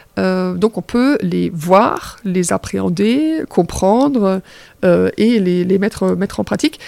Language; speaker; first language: French; non-native, fluent; German